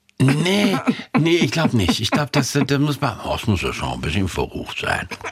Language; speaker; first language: German; native; German